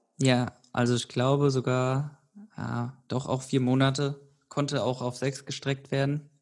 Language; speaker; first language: German; native; German